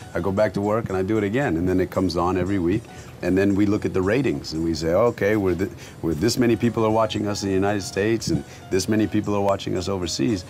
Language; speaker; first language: English; native; English